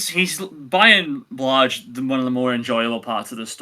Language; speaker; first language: English; native; English